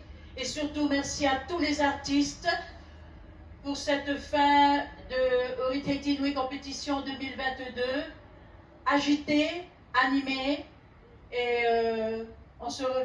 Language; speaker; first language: French; native; French